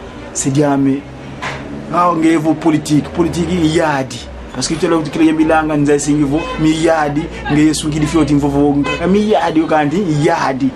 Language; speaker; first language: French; non-native, local second language; Kongo